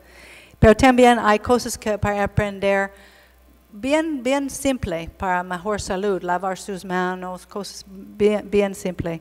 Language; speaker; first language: Spanish; non-native, learner; English